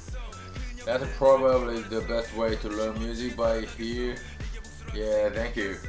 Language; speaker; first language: English; non-native, learner; Korean